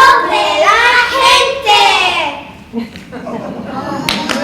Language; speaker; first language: Spanish; non-native, learner; English